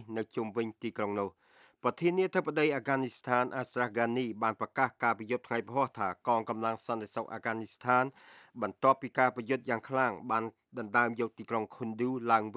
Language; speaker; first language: Khmer; native; Khmer